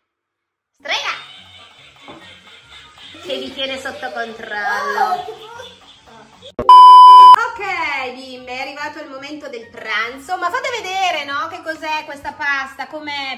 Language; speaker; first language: Italian; native; Italian